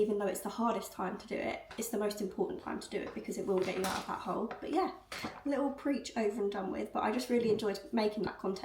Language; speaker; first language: English; native; English